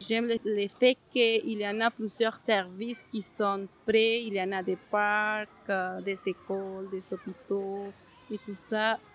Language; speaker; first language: French; non-native, fluent; Spanish